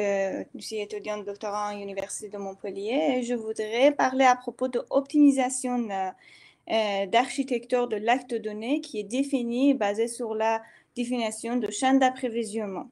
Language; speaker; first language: French; non-native, fluent; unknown